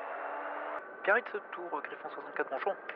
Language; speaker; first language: French; native; French